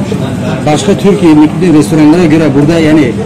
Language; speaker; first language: Turkish; non-native, learner; Tajik